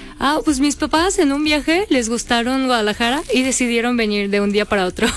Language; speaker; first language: Spanish; early bilingual, other home language; Korean